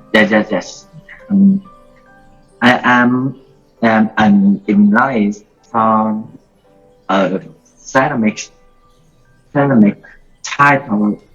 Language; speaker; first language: English; non-native, learner; Vietnamese